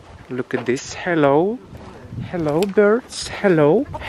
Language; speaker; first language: English; non-native, learner; Russian